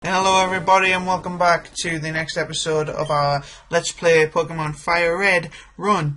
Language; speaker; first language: English; native; English